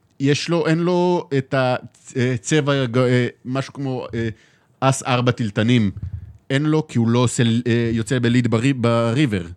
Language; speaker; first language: Hebrew; native; Hebrew